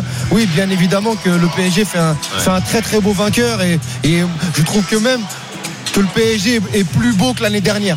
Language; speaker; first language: French; native; French